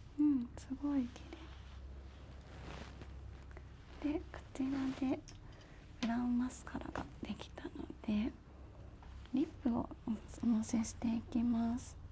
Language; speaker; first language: Japanese; native; Japanese